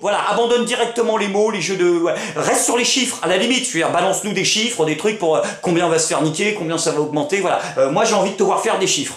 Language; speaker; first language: French; native; French